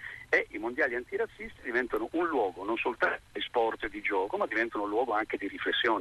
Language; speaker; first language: Italian; native; Italian